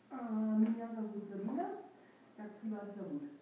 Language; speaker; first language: Russian; non-native, learner; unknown